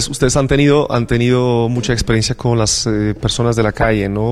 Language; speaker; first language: Spanish; non-native, fluent; Polish